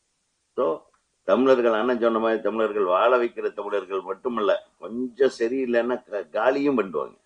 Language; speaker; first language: Tamil; native; Tamil